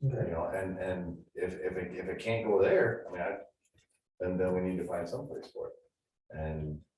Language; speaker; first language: English; native; English